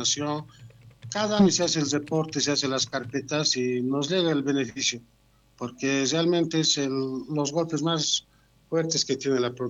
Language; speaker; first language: Spanish; native; Spanish